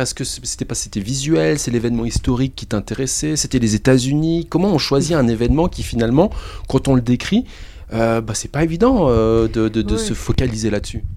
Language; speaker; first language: French; native; French